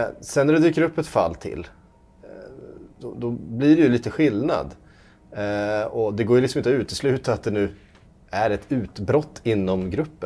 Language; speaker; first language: Swedish; native; Swedish